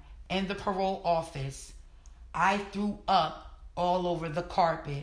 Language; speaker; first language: English; native; English